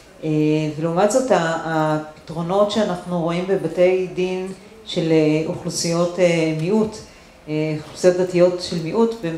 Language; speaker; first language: Hebrew; native; Hebrew